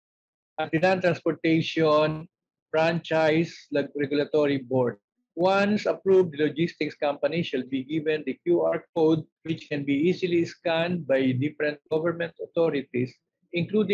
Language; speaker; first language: English; non-native, local second language; Filipino